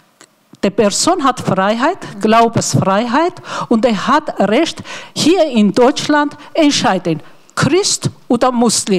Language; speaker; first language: German; non-native, learner; Armenian